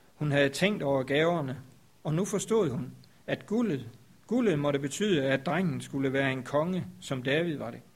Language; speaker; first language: Danish; native; Danish